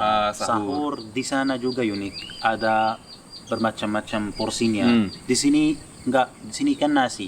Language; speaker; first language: Indonesian; non-native, fluent; Arabic